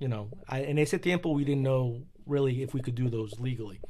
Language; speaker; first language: English; early bilingual, other home language; Spanish